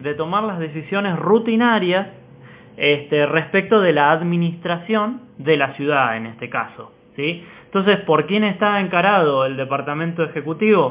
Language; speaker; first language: Spanish; native; Spanish